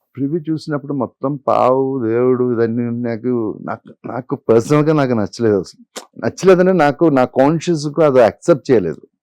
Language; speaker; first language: Telugu; non-native, fluent; Malayalam